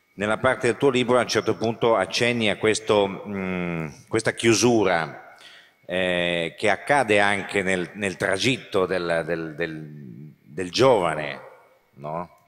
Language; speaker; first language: Italian; native; Italian